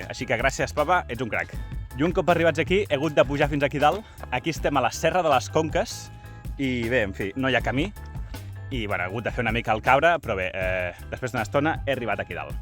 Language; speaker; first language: Catalan; native; Catalan